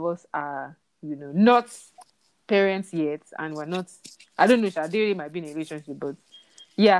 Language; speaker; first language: English; non-native, local second language; Yoruba